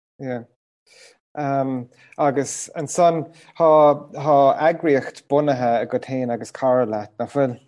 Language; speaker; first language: Irish; non-native, local second language; English